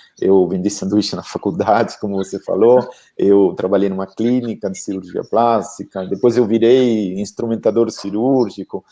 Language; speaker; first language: Portuguese; non-native, fluent; Spanish